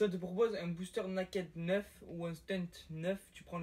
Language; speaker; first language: French; native; French